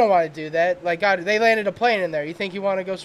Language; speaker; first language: English; native; English